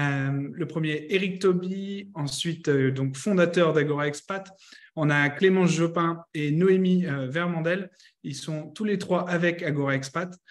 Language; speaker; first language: French; native; French